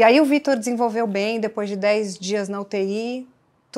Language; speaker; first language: Portuguese; native; Portuguese